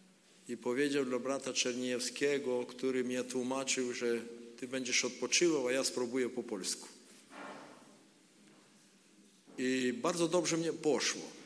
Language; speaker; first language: Polish; non-native, learner; Ukrainian